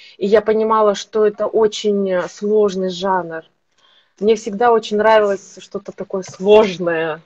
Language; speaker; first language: Russian; native; Russian